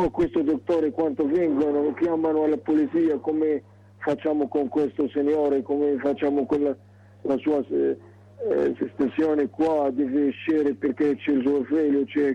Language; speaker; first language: Italian; non-native, learner; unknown